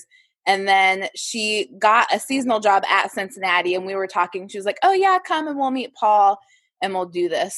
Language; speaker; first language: English; native; English